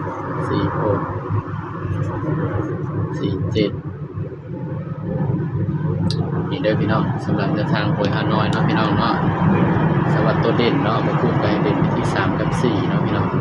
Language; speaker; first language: Thai; non-native, local second language; Lao